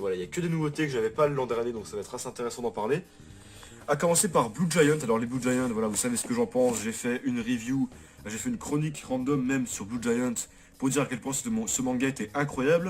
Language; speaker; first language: French; native; French